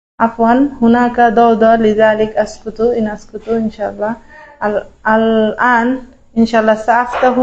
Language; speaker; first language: Arabic; non-native, learner; Bangla